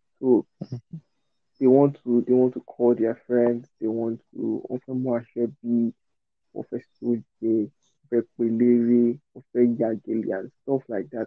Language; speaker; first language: English; non-native, local second language; Yoruba